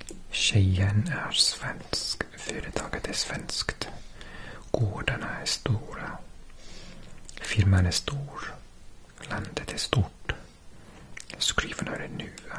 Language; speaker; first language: Swedish; non-native, learner; Welsh